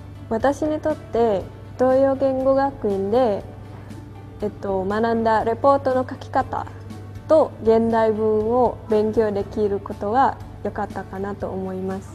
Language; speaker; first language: Japanese; non-native, fluent; Indonesian